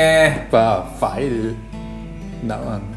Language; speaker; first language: Vietnamese; non-native, learner; Japanese